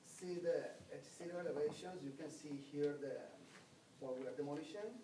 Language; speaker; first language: English; non-native, fluent; Spanish